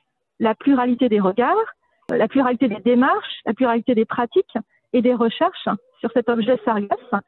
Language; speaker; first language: French; native; French